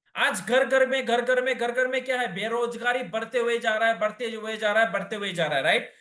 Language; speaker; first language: Hindi; non-native, local second language; Bangla